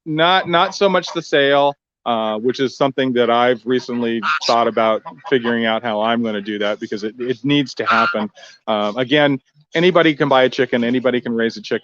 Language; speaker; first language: English; native; English